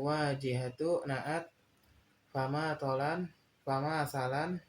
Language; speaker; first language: Arabic; non-native, learner; Indonesian